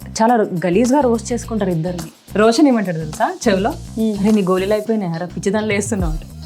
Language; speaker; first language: Telugu; non-native, local second language; Marathi